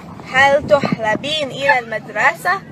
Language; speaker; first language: Arabic; non-native, learner; English